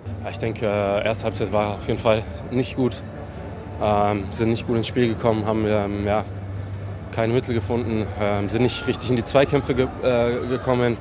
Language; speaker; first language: German; native; German